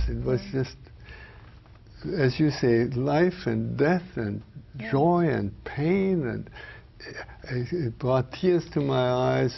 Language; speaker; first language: English; non-native, fluent; German